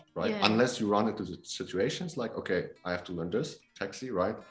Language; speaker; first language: English; non-native, fluent; Polish